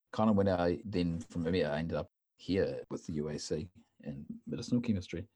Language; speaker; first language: English; native; English